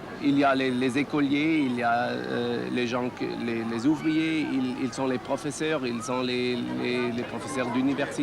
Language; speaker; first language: French; non-native, learner; German